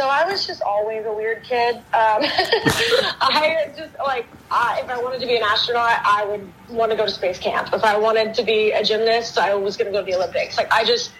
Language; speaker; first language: English; native; English